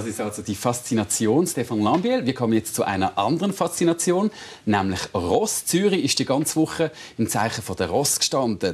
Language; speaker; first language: German; native; German